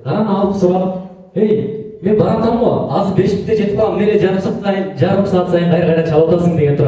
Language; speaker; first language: Kyrgyz; native; Kyrgyz